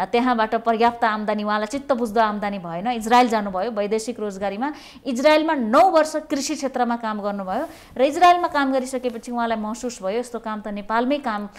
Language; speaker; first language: Nepali; native; Nepali